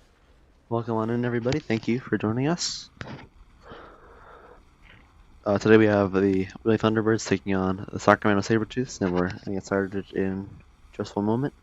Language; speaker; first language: English; native; English